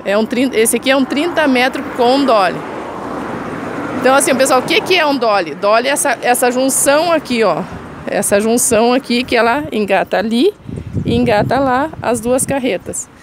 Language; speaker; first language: Portuguese; native; Portuguese